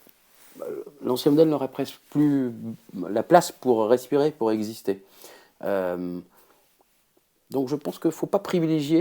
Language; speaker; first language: French; native; French